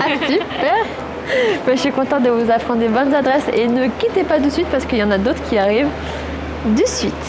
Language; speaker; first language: French; native; French